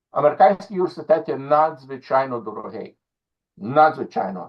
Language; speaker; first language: Ukrainian; early bilingual, other home language; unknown